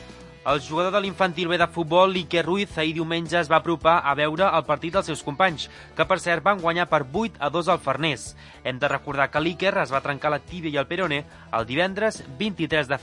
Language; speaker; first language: Catalan; native; Catalan